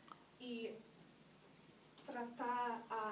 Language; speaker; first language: Spanish; non-native, learner; English